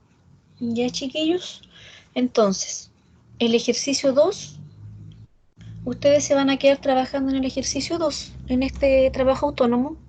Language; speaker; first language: Spanish; native; Spanish